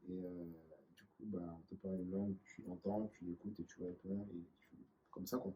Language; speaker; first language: French; native; French